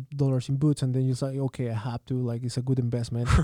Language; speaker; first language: English; non-native, fluent; Spanish